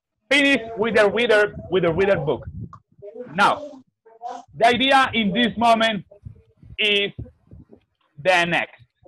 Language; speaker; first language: English; non-native, learner; Spanish